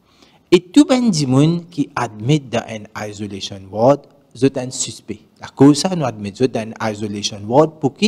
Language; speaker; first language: French; non-native, learner; Morisyen